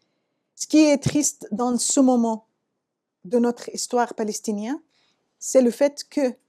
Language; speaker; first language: French; non-native, fluent; Arabic